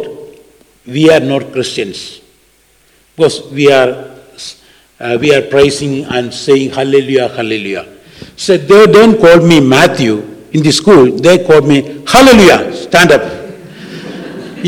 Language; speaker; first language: English; non-native, local second language; Malayalam